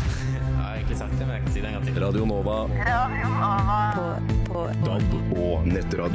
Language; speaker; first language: Norwegian; native; Norwegian